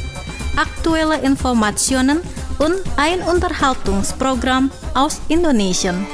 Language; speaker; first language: German; non-native, fluent; Indonesian